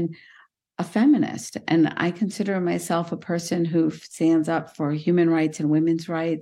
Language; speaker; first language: English; early bilingual, other home language; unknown